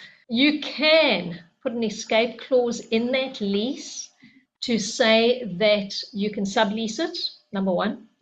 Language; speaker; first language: English; native; English